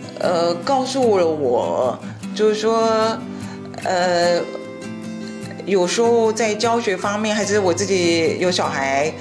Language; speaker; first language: Chinese; non-native, fluent; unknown